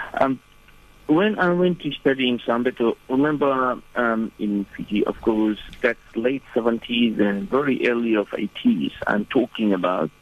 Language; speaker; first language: English; non-native, fluent; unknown